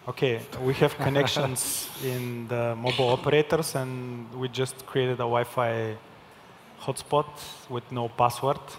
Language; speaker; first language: English; non-native, fluent; Bulgarian